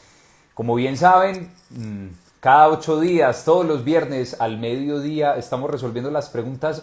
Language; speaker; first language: Spanish; native; Spanish